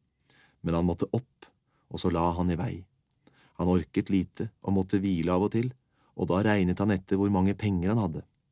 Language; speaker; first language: Norwegian; native; Norwegian